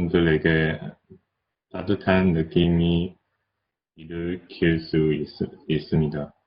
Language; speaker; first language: Korean; non-native, learner; Chinese